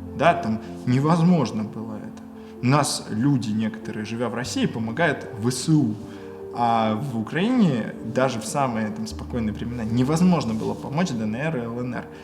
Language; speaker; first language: Russian; native; Russian